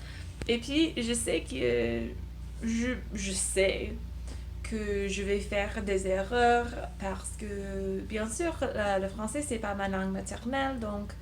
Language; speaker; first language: French; non-native, learner; English